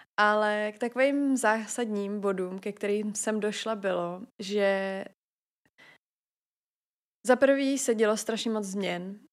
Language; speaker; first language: Czech; native; Czech